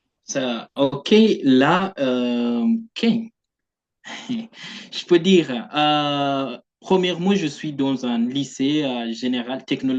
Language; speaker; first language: French; non-native, fluent; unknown